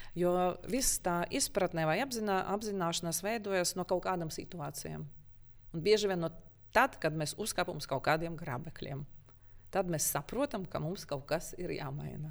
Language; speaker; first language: Latvian; non-native, local second language; Russian